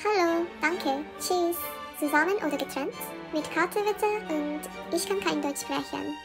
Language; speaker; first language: German; non-native, learner; Korean